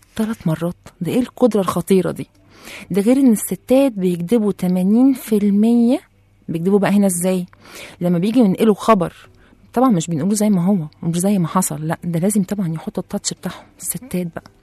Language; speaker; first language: Arabic; native; Arabic